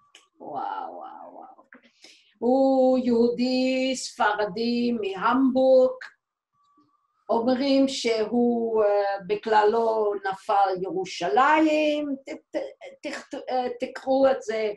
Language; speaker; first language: Hebrew; non-native, fluent; Dutch